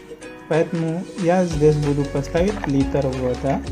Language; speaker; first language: Russian; non-native, learner; Hindi